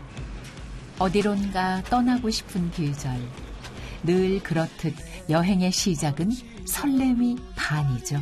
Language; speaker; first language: Korean; native; Korean